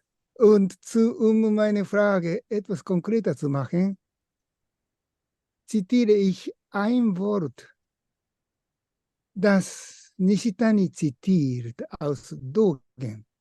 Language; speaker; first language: German; non-native, fluent; Japanese